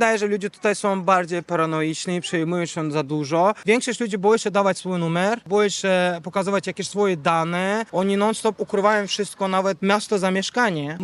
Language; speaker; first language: Polish; non-native, fluent; Azerbaijani